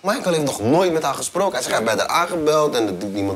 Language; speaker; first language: Dutch; native; Dutch